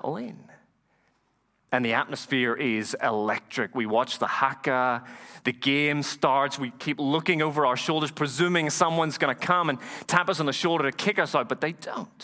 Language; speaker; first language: English; native; English